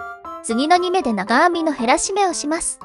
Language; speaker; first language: Japanese; native; Japanese